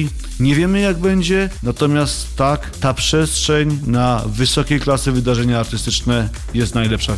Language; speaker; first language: Polish; native; Polish